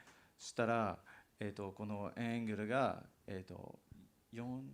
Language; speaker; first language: Japanese; non-native, learner; English